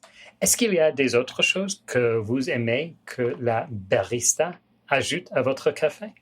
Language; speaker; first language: French; non-native, fluent; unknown